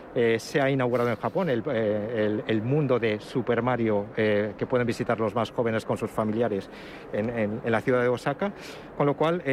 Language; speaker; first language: Spanish; early bilingual, other home language; Japanese